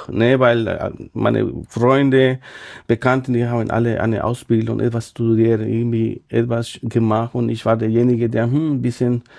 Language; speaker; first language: German; non-native, fluent; Spanish